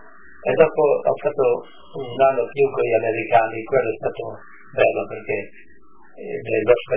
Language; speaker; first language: Italian; non-native, local second language; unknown